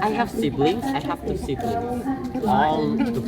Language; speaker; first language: English; non-native, learner; Indonesian